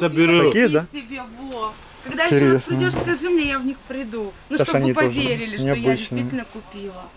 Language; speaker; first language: Russian; native; Russian